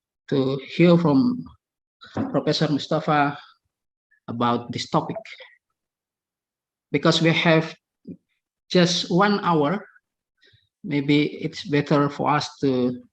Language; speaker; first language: English; non-native, fluent; Indonesian